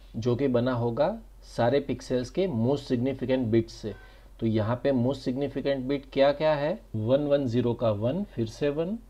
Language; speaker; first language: Hindi; non-native, local second language; Gujarati